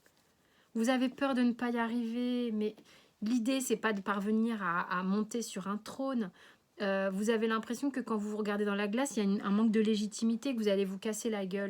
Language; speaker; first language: French; native; French